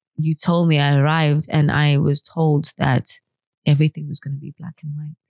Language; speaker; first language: English; native; English